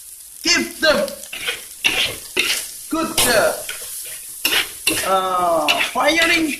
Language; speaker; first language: English; non-native, learner; Indonesian